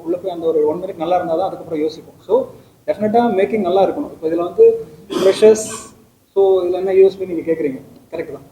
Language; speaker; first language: Tamil; native; Tamil